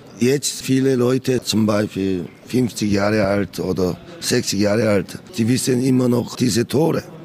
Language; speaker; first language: German; non-native, learner; Korean